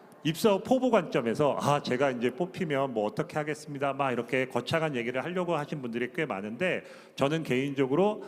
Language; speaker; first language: Korean; native; Korean